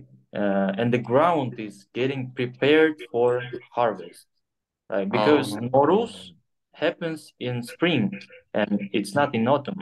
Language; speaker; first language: English; non-native, fluent; Kyrgyz